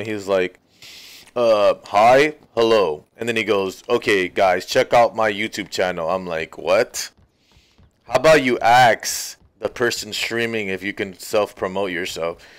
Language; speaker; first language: English; native; English